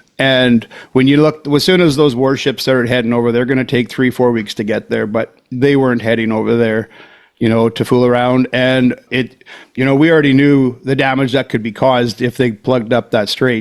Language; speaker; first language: English; native; English